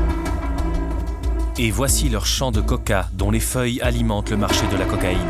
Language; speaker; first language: French; native; French